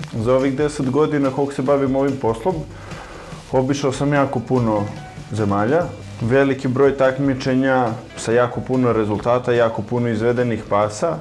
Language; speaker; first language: Serbian; native; Serbian